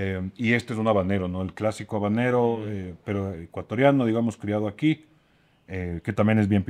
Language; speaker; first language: Spanish; native; Spanish